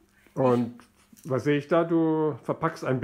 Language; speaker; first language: German; native; German